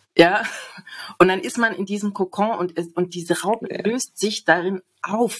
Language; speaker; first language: German; native; German